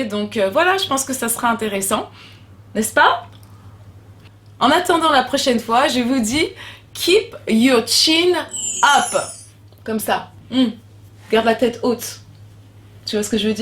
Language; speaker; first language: French; native; French